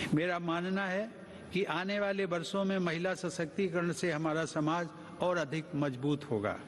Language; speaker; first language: Hindi; native; Hindi